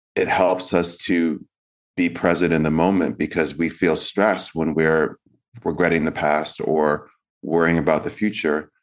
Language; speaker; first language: English; native; English